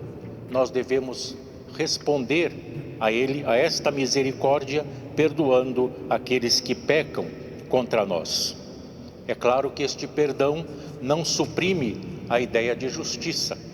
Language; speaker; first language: Portuguese; native; Portuguese